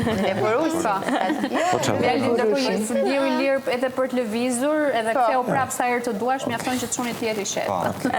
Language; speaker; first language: Albanian; native; Albanian